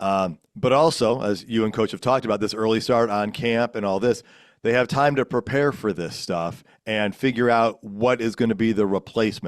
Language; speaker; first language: English; native; English